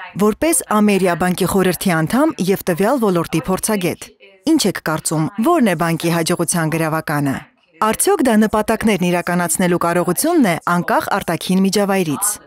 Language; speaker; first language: Armenian; native; Armenian